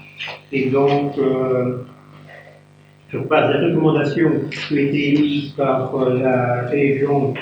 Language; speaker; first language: French; native; French